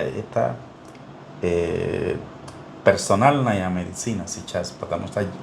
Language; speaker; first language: Russian; non-native, fluent; Spanish